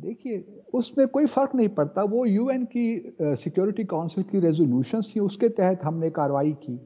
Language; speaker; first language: Urdu; native; Urdu